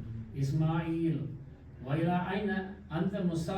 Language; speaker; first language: Arabic; non-native, learner; Kashmiri